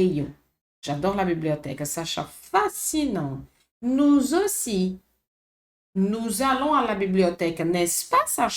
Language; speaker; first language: French; non-native, fluent; Portuguese